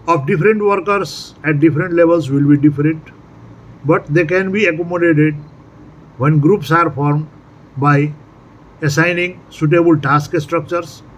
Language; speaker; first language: English; non-native, local second language; Nepali